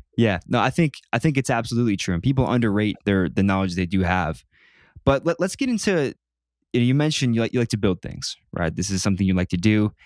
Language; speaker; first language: English; native; English